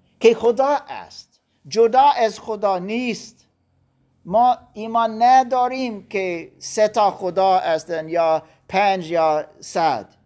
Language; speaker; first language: Persian; non-native, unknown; German